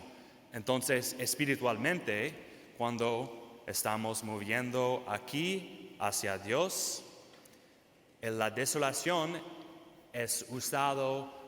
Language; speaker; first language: Spanish; non-native, fluent; English